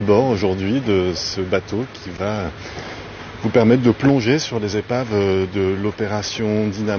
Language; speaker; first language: French; native; French